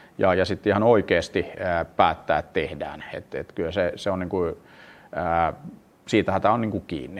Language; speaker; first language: Finnish; non-native, local second language; Swedish